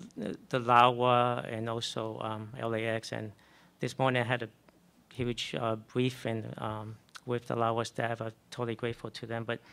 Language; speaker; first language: English; native; English